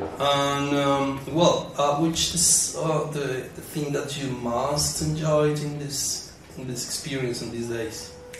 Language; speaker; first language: English; non-native, fluent; Spanish